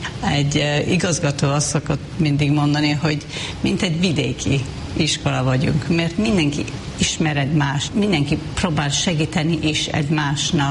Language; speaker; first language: Hungarian; non-native, fluent; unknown